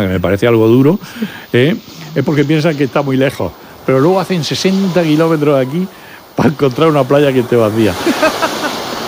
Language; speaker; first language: Spanish; native; Spanish